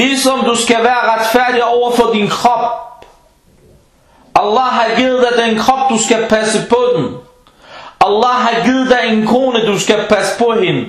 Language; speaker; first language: Danish; early bilingual, other home language; Arabic